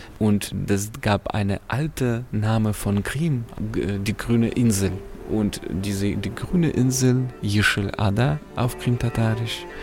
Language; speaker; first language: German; non-native, fluent; Crimean Tatar